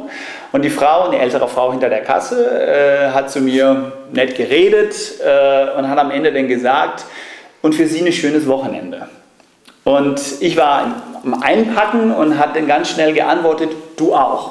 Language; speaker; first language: German; non-native, fluent; Danish